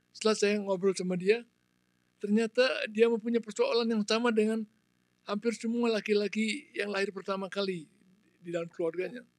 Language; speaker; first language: Indonesian; non-native, local second language; Balinese